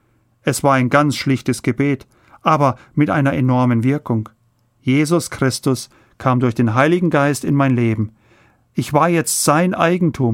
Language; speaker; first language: German; native; German